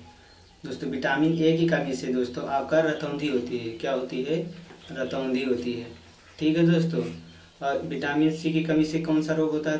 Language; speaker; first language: Hindi; native; Hindi